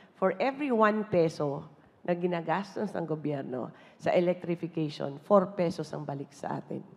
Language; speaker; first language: Filipino; non-native, local second language; Hiligaynon